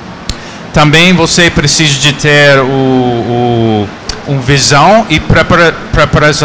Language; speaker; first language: Portuguese; non-native, fluent; English